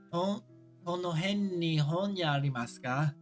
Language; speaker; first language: Japanese; non-native, learner; English